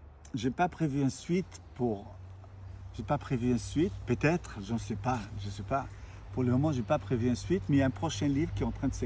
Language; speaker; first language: French; native; French